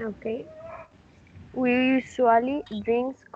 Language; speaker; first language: English; non-native, learner; Spanish